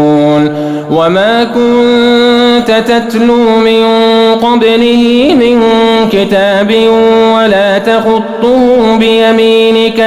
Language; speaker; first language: Arabic; native; Arabic